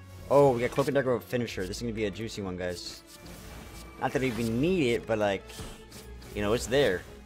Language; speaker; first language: English; native; English